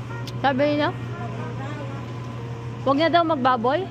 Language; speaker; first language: Filipino; native; Filipino